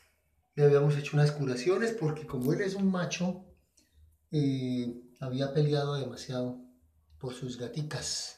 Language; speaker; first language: Spanish; native; Spanish